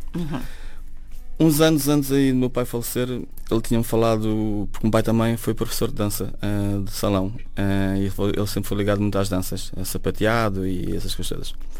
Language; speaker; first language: Portuguese; native; Portuguese